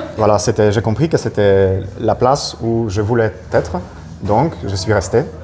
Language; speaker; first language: French; non-native, fluent; Polish